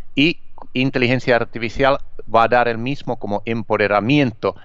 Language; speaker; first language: Spanish; non-native, fluent; Finnish